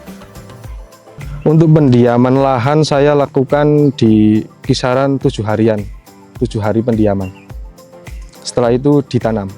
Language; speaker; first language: Indonesian; non-native, local second language; Javanese